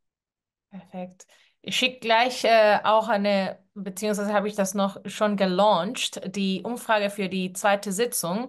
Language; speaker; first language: German; non-native, fluent; Spanish